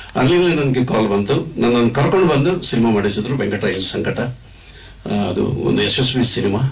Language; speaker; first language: Kannada; non-native, local second language; Tulu